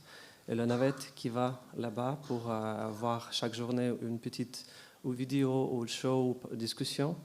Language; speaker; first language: French; non-native, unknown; Ukrainian